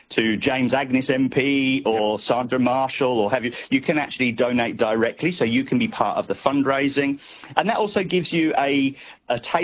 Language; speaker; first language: English; native; English